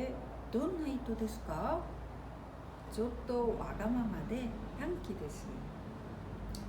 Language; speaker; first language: Japanese; non-native, fluent; Korean